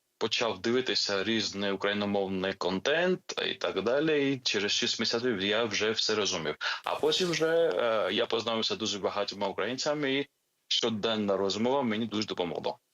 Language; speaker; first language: Ukrainian; non-native, fluent; Georgian